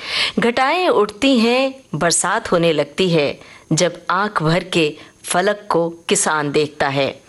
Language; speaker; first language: Hindi; native; Hindi